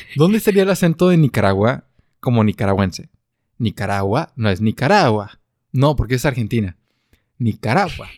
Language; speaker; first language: Spanish; native; Spanish